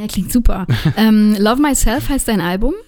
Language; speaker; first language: German; native; German